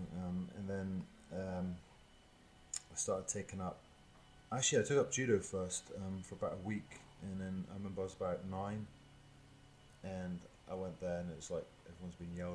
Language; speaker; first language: English; native; English